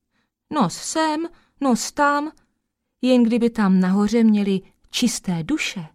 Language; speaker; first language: Czech; native; Czech